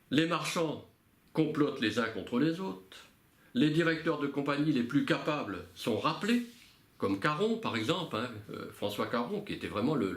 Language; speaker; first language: French; native; French